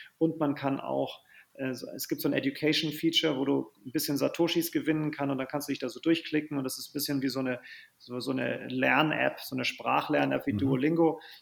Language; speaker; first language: German; native; German